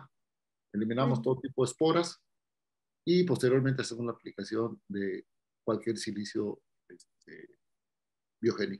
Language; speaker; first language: Spanish; native; Spanish